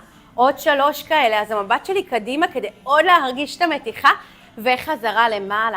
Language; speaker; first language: Hebrew; native; Hebrew